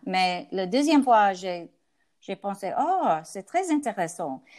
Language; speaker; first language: French; non-native, learner; English